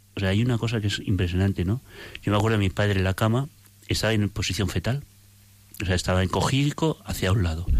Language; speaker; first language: Spanish; native; Spanish